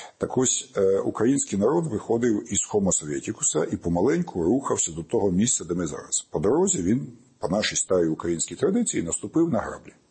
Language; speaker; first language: Ukrainian; native; Ukrainian